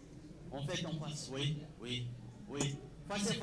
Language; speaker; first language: French; non-native, learner; English